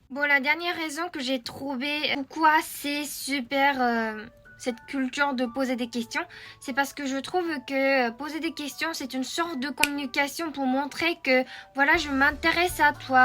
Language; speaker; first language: French; non-native, fluent; Japanese